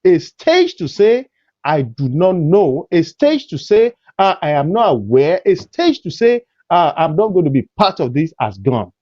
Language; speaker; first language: English; non-native, local second language; Yoruba